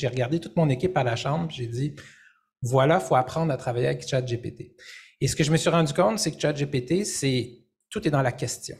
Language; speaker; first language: French; native; French